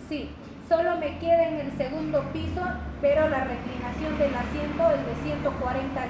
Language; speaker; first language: Spanish; native; Spanish